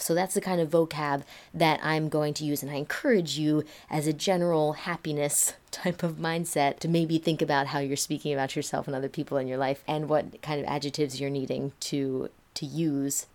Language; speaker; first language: English; native; English